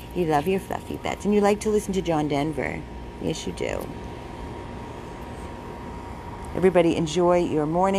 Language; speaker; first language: English; native; English